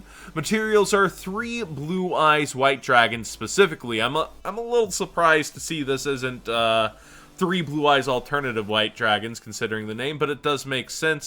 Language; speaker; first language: English; native; English